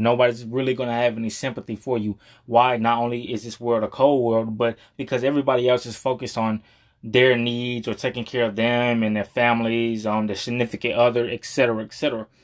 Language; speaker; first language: English; native; English